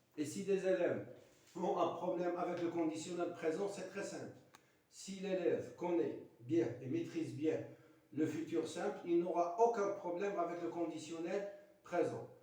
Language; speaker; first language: French; non-native, local second language; Arabic